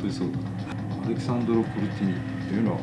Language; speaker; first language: Japanese; native; Japanese